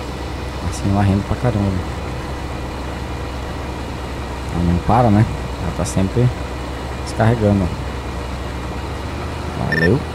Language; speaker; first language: Portuguese; native; Portuguese